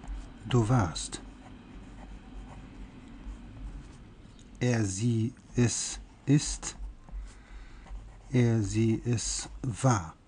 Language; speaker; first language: German; non-native, fluent; Persian